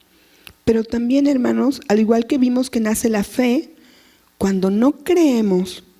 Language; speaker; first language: Spanish; native; Spanish